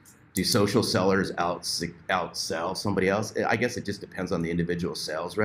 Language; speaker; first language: English; native; English